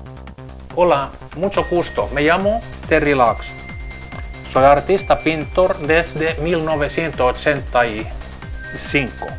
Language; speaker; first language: Spanish; non-native, learner; Finnish